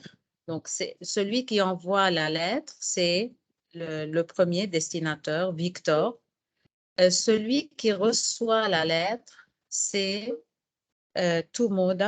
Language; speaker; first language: French; non-native, fluent; Arabic